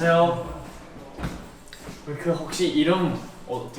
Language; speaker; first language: Korean; non-native, learner; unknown